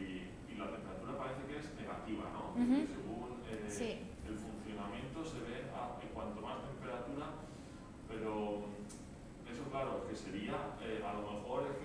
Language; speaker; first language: Spanish; native; Spanish